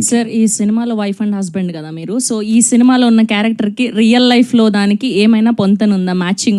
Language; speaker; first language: Telugu; native; Telugu